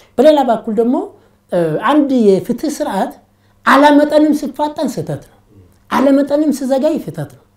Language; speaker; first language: Amharic; non-native, local second language; Oromo